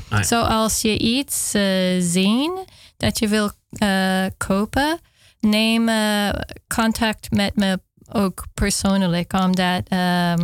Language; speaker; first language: Dutch; non-native, fluent; English